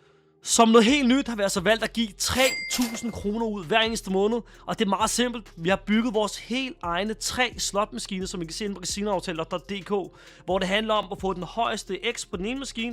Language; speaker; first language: Danish; native; Danish